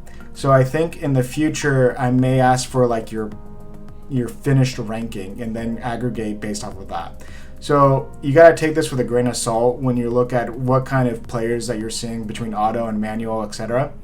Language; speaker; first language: English; native; English